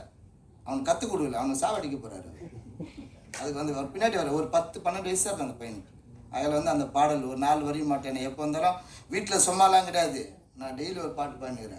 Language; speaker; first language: Tamil; native; Tamil